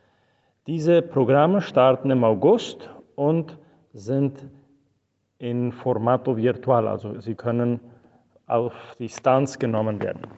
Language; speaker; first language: German; non-native, fluent; Spanish